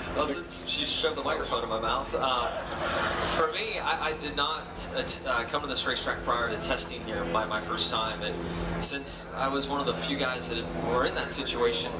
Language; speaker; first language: English; native; English